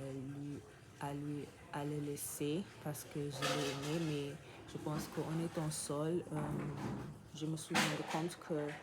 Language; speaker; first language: French; non-native, learner; English